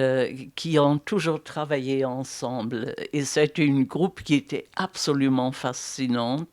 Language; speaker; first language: French; non-native, fluent; German